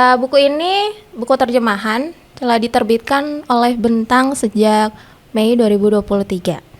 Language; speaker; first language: Indonesian; native; Indonesian